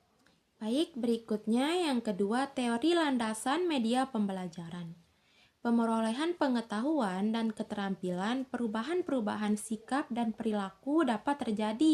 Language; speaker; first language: Indonesian; native; Indonesian